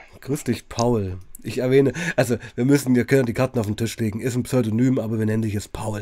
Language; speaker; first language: German; native; German